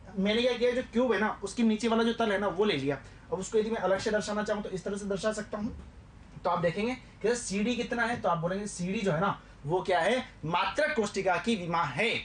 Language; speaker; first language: Hindi; native; Hindi